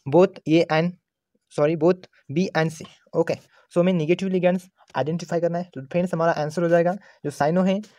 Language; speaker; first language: Hindi; non-native, local second language; Marathi